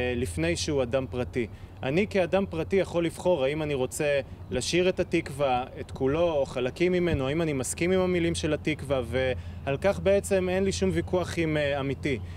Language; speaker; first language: Hebrew; native; Hebrew